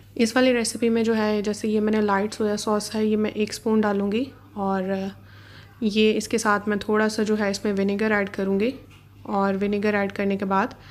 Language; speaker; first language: Hindi; native; Hindi